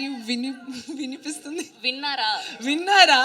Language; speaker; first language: Telugu; non-native, learner; Hindi